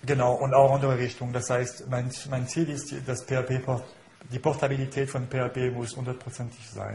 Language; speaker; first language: German; non-native, fluent; French